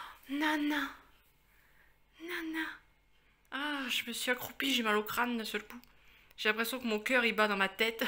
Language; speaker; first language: French; native; French